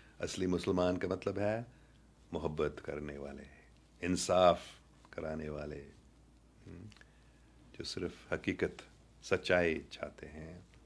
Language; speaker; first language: Urdu; non-native, local second language; English